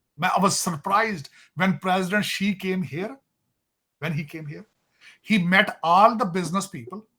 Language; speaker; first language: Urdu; non-native, local second language; Punjabi